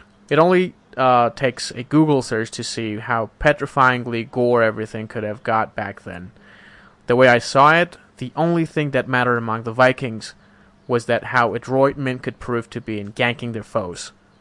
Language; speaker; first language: English; non-native, fluent; Persian